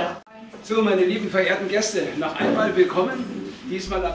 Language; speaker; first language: German; native; German